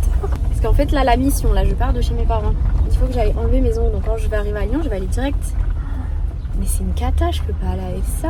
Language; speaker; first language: French; native; French